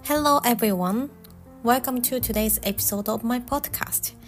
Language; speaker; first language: English; non-native, fluent; Japanese